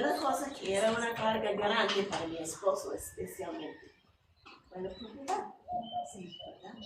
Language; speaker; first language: Spanish; non-native, fluent; English